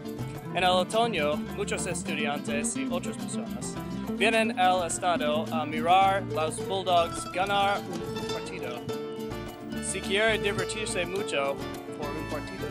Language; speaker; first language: Spanish; non-native, learner; English